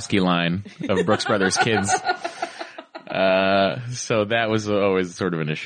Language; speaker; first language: English; native; English